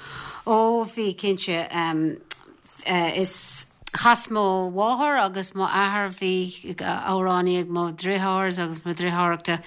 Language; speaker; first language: Irish; non-native, local second language; English